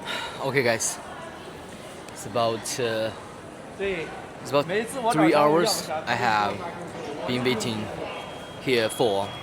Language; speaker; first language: English; non-native, learner; Chinese